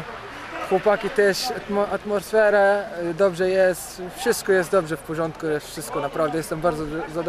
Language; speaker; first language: Polish; non-native, learner; Arabic